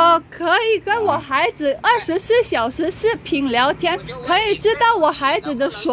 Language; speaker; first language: Chinese; non-native, fluent; Indonesian